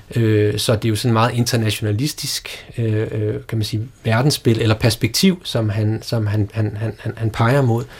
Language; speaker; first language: Danish; native; Danish